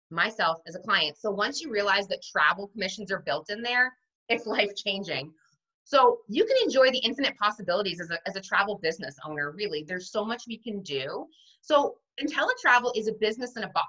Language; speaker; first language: English; native; English